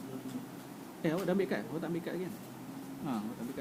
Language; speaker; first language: Malay; native; Malay